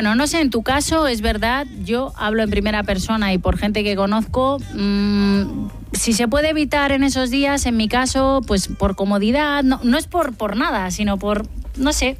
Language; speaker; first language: Spanish; native; Spanish